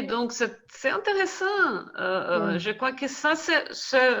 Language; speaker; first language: French; non-native, fluent; Portuguese